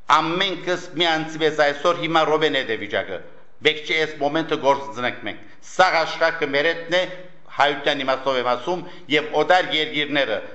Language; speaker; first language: Armenian; early bilingual, heritage; Armenian